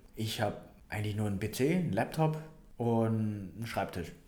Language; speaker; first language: German; non-native, fluent; Vietnamese